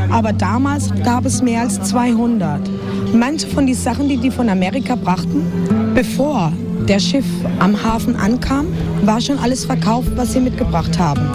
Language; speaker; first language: German; non-native, fluent; Spanish